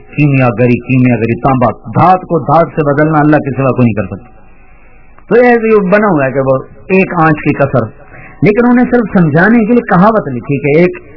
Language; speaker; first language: Urdu; non-native, local second language; Punjabi